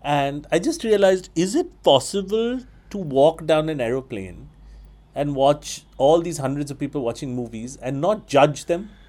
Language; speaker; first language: English; non-native, local second language; Bangla